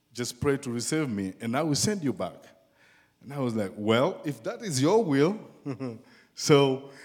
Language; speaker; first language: English; non-native, fluent; Dyula